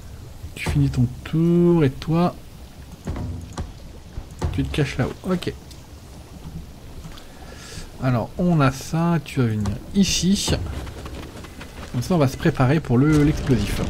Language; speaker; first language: French; native; French